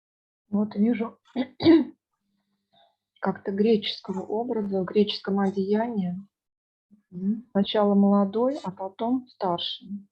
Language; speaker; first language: Russian; native; Russian